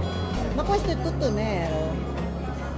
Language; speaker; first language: Italian; non-native, fluent; Filipino